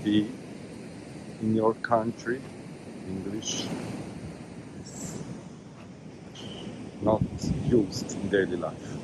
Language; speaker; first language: English; non-native, learner; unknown